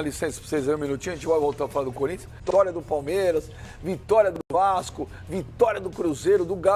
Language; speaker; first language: Portuguese; native; Portuguese